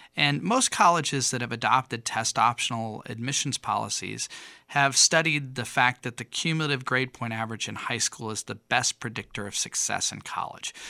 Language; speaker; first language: English; native; English